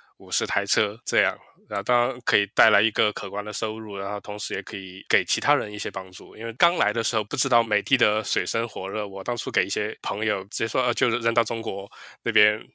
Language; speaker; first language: Chinese; native; Chinese